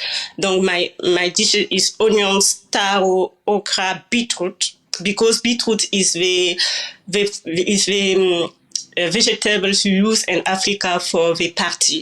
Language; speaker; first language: English; non-native, learner; French